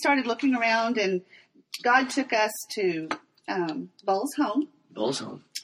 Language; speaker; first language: English; native; English